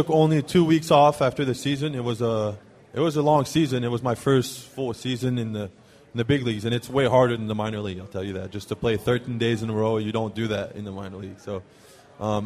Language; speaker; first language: English; non-native, fluent; French